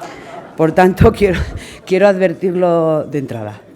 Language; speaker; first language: Spanish; native; Spanish